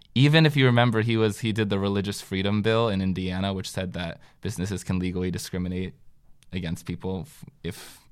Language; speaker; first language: English; native; English